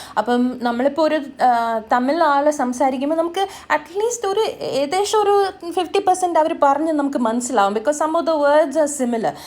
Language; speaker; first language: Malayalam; native; Malayalam